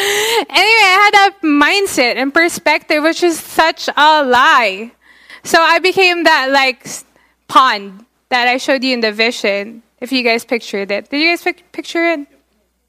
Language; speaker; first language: English; non-native, local second language; Filipino